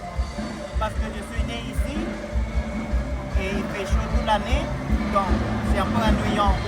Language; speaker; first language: French; non-native, fluent; Thai